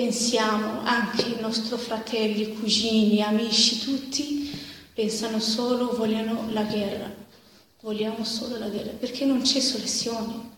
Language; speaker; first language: Italian; non-native, learner; Arabic